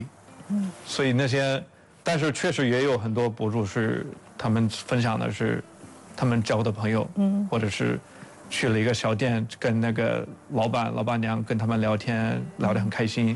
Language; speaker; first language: Chinese; non-native, fluent; English